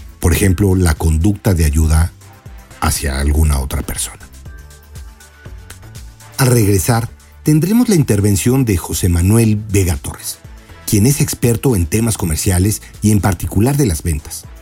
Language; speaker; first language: Spanish; native; Spanish